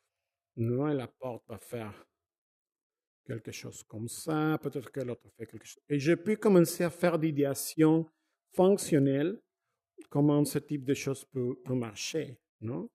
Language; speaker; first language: French; non-native, fluent; Spanish